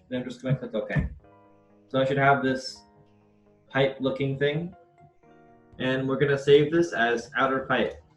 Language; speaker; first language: English; native; English